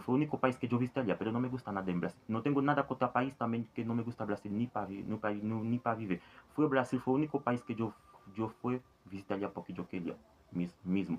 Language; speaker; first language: Spanish; non-native, learner; Haitian Creole